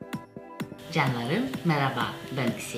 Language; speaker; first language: Turkish; non-native, learner; Russian